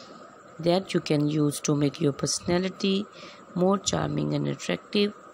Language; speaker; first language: English; non-native, learner; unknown